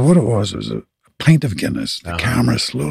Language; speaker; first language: English; native; English